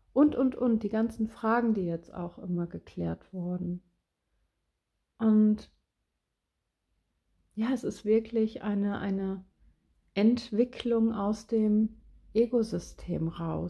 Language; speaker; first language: German; native; German